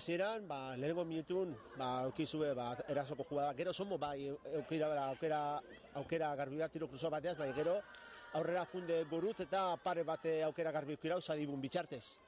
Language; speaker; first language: Basque; native; Basque